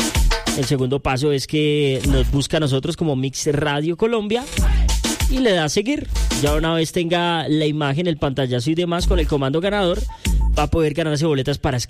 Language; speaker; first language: Spanish; native; Spanish